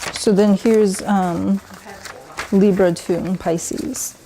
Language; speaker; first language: English; early bilingual, other home language; Chinese